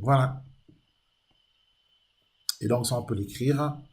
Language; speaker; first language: French; native; French